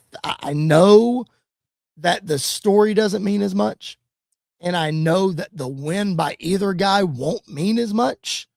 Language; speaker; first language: English; native; English